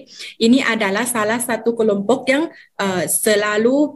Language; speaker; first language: Indonesian; non-native, fluent; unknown